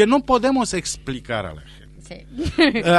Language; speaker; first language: Spanish; non-native, fluent; Romanian